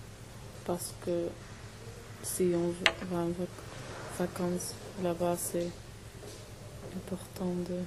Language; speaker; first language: French; non-native, learner; English